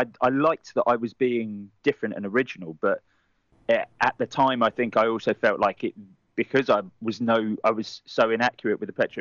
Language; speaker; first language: English; native; English